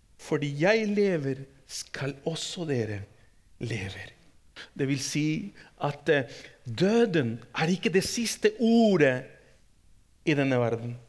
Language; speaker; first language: Norwegian; non-native, fluent; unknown